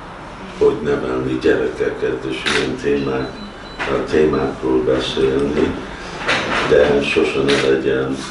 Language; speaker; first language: Hungarian; early bilingual, heritage; Hungarian